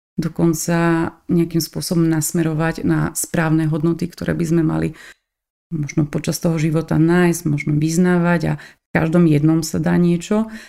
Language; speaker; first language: Slovak; native; Slovak